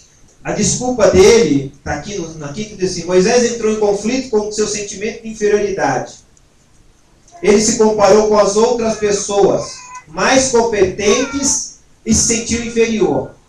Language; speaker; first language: Portuguese; native; Portuguese